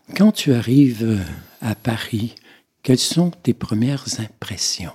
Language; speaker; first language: French; native; French